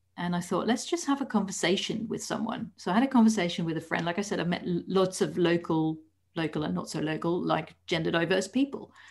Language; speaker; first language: English; non-native, fluent; Dutch